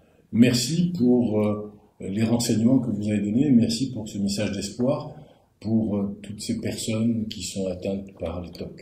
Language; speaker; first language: French; native; French